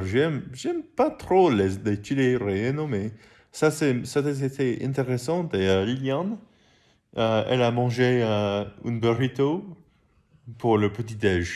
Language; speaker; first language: French; non-native, learner; English